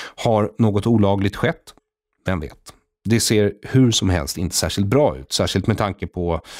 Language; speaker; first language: Swedish; native; Swedish